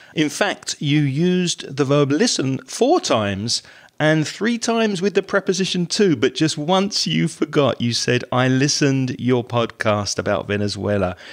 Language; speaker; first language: English; native; English